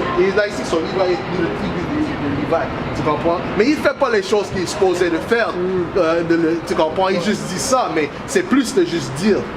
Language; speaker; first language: French; non-native, learner; English